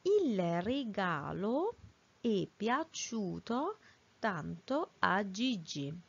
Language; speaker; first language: Italian; non-native, fluent; Arabic